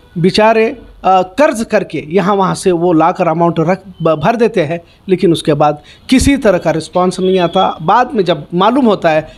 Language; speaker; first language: Hindi; non-native, local second language; Urdu